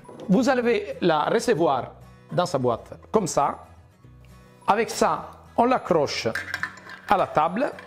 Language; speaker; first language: French; non-native, fluent; Italian